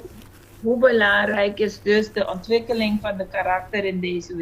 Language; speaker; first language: Dutch; non-native, fluent; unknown